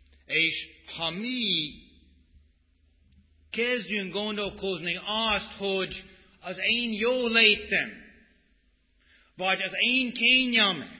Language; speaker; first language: Hungarian; non-native, fluent; English